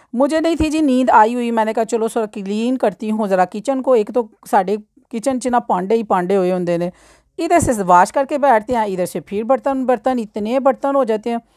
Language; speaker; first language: Urdu; non-native, local second language; Punjabi